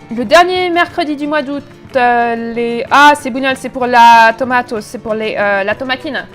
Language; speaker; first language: French; native; French